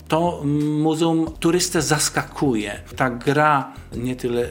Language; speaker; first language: Polish; native; Polish